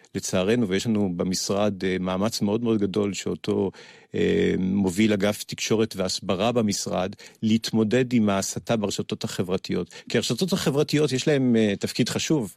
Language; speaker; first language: Hebrew; early bilingual, other home language; French